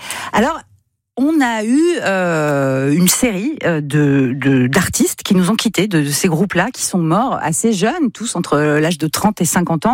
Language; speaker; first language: French; native; French